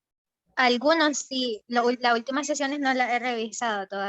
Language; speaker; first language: Spanish; native; Spanish